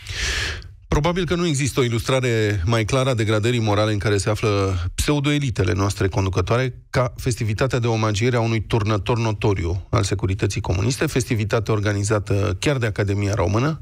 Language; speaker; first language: Romanian; native; Romanian